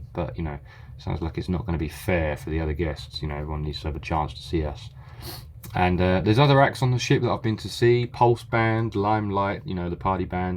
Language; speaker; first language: English; native; English